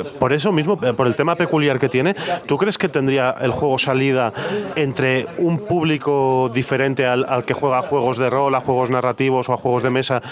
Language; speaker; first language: Spanish; non-native, local second language; Catalan